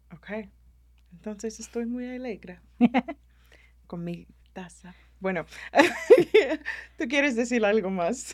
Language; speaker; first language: Spanish; early bilingual, heritage; Spanish